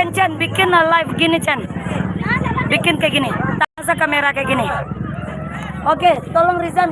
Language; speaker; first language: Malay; non-native, local second language; Minangkabau